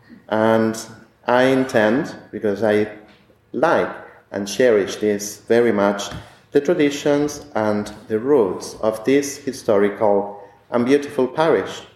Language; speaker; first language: English; non-native, fluent; Spanish